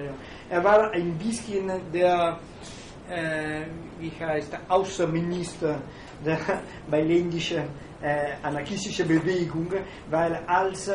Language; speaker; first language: German; non-native, fluent; Italian